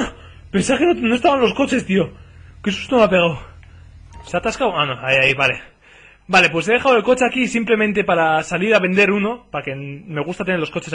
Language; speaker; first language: Spanish; native; Spanish